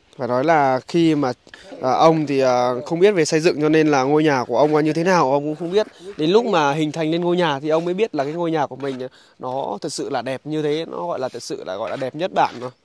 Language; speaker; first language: Vietnamese; native; Vietnamese